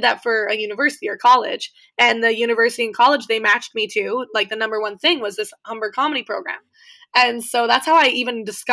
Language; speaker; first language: English; native; English